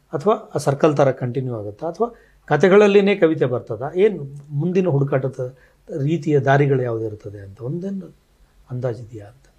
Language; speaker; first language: Kannada; native; Kannada